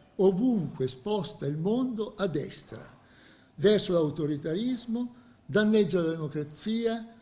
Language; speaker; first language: Italian; native; Italian